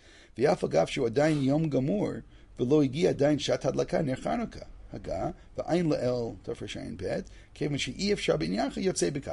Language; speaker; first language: Hebrew; non-native, fluent; English